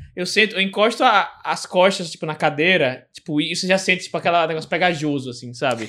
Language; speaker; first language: Portuguese; native; Portuguese